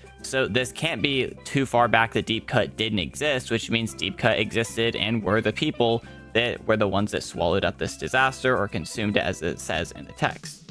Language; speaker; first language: English; native; English